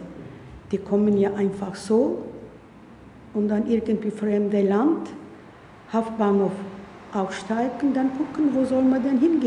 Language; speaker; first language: German; non-native, learner; Turkish